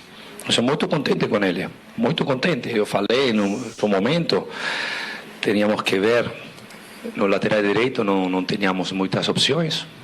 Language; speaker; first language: Portuguese; non-native, fluent; Spanish